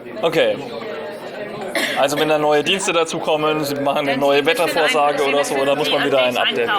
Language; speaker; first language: German; native; German